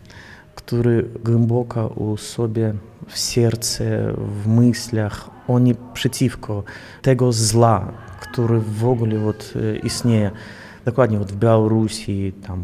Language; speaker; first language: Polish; non-native, learner; Belarusian